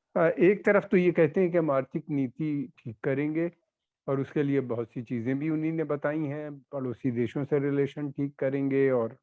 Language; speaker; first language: Hindi; native; Hindi